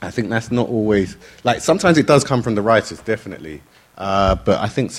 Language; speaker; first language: English; native; English